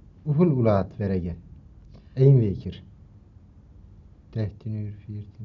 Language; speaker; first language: Dutch; non-native, learner; Turkish